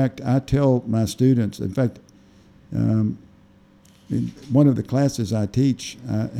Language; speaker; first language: English; native; English